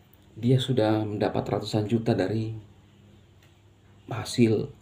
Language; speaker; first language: Indonesian; native; Indonesian